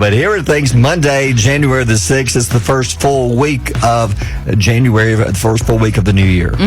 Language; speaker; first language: English; native; English